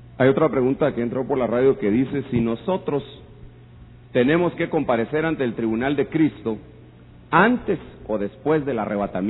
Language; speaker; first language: Spanish; native; Spanish